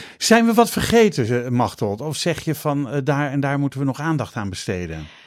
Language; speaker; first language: Dutch; native; Dutch